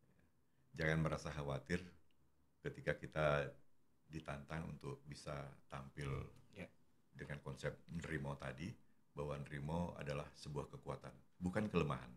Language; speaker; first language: Indonesian; non-native, local second language; Javanese